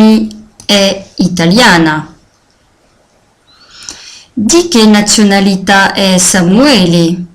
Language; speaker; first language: Italian; non-native, fluent; French